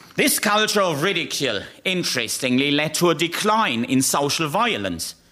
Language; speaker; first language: English; non-native, fluent; German